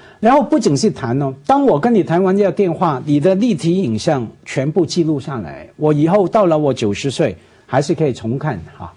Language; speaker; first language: Chinese; non-native, local second language; Cantonese